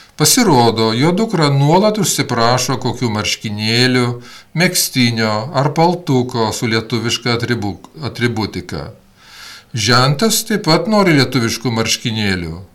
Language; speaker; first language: Lithuanian; early bilingual, heritage; Lithuanian